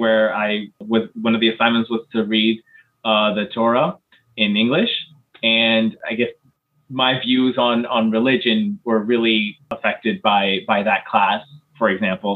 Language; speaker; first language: English; native; English